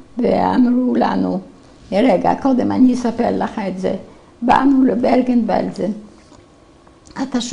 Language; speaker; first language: Hebrew; non-native, fluent; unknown